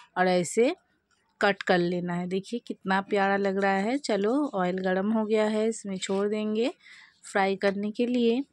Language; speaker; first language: Hindi; non-native, local second language; Bangla